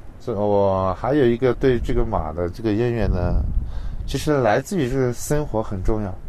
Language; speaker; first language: Chinese; non-native, local second language; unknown